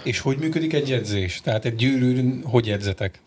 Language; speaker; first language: Hungarian; native; Hungarian